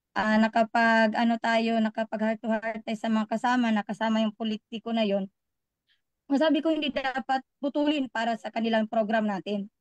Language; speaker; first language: Filipino; native; Filipino